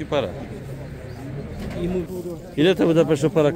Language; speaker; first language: Polish; native; Polish